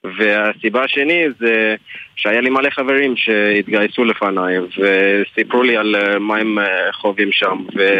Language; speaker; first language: Hebrew; non-native, fluent; English